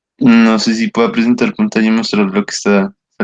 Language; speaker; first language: Spanish; native; Spanish